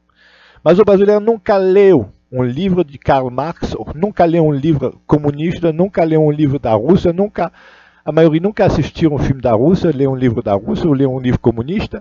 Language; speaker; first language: Portuguese; non-native, learner; Russian